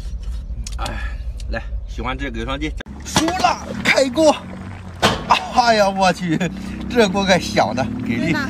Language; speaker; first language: Chinese; native; Chinese